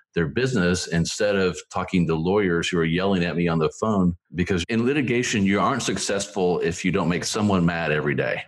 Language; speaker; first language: English; native; English